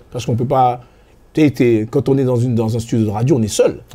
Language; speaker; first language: French; native; French